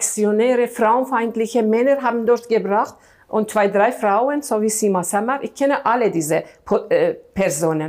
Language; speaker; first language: German; non-native, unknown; Persian